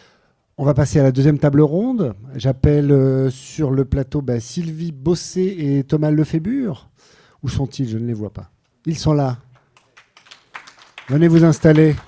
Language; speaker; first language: French; native; French